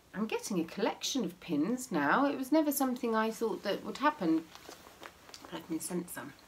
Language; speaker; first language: English; native; English